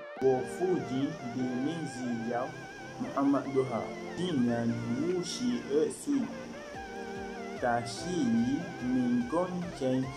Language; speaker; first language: Chinese; non-native, learner; Malay